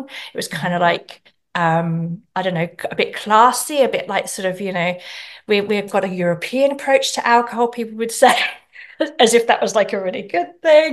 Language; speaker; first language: English; native; English